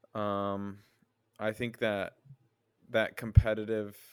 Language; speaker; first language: English; native; English